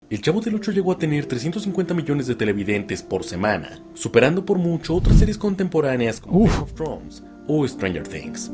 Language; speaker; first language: Spanish; native; Spanish